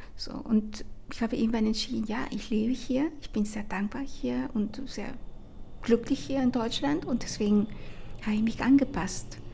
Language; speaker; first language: German; non-native, fluent; Spanish